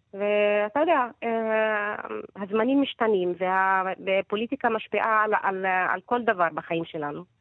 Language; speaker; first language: Hebrew; non-native, local second language; Arabic